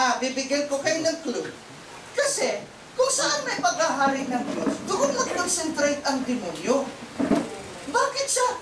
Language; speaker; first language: Filipino; non-native, local second language; Cebuano